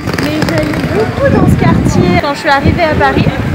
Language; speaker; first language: French; native; French